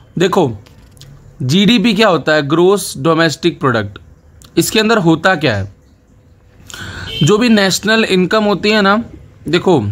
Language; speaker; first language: Hindi; non-native, local second language; Gujarati